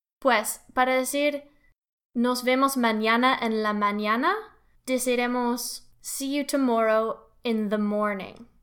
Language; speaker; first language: Spanish; non-native, learner; English